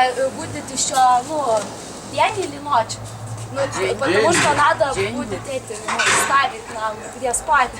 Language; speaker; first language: Russian; non-native, fluent; Lithuanian